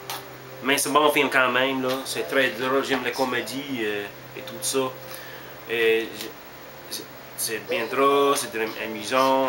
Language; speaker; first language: French; non-native, learner; English